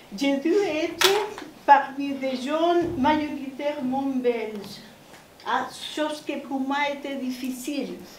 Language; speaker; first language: French; non-native, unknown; Spanish